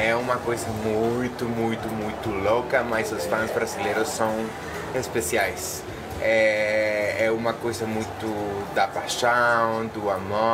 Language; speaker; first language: Portuguese; non-native, fluent; Spanish